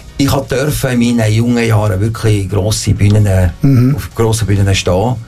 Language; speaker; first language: German; non-native, fluent; Italian